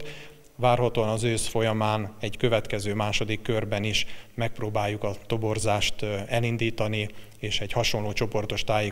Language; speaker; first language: Hungarian; native; Hungarian